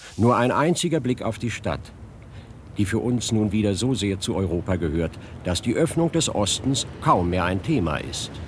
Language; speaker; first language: German; native; German